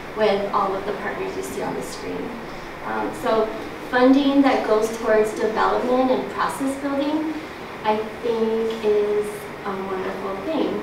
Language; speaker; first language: English; native; English